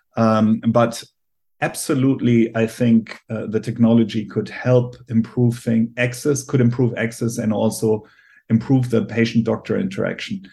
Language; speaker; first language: English; non-native, fluent; German